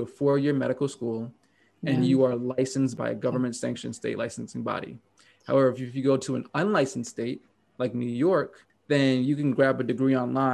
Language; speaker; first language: English; native; English